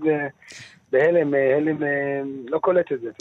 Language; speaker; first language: Hebrew; early bilingual, other home language; Dutch